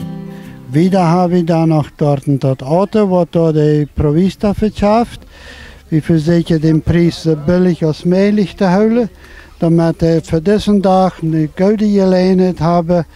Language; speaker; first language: German; non-native, local second language; Plautdietsch